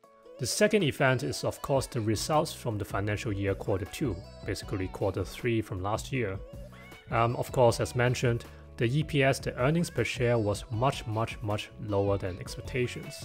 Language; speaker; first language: English; non-native, local second language; Cantonese